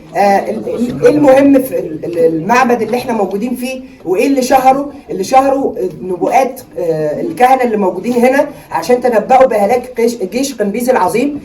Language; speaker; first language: Egyptian Arabic; non-native, local second language; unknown